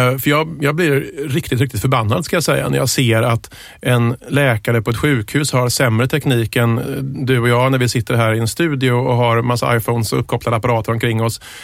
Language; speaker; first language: Swedish; native; Swedish